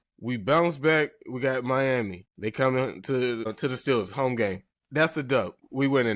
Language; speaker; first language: English; native; English